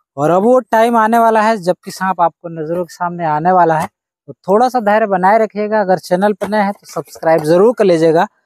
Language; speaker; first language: Hindi; native; Hindi